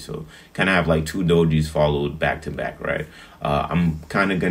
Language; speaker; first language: English; native; English